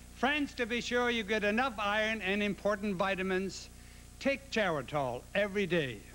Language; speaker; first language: English; native; English